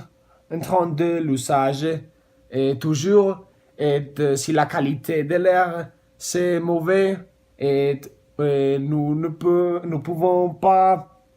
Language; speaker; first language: French; non-native, learner; Spanish